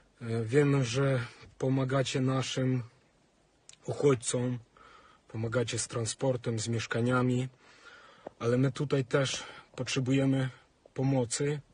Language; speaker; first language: Polish; non-native, fluent; Ukrainian